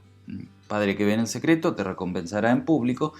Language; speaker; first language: Spanish; native; Spanish